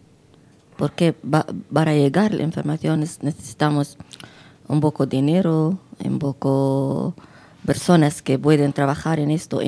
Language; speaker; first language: Spanish; non-native, fluent; Arabic